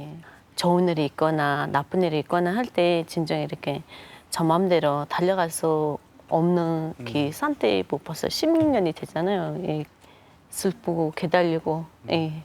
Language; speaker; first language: Korean; non-native, fluent; Mongolian